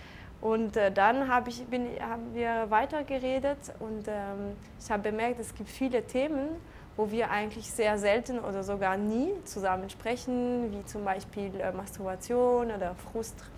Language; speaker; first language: German; non-native, local second language; French